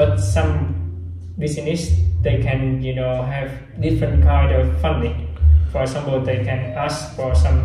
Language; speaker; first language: English; non-native, learner; Vietnamese